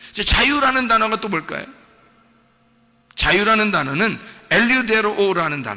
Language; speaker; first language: Korean; native; Korean